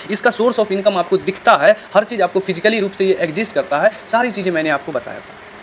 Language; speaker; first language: Hindi; native; Hindi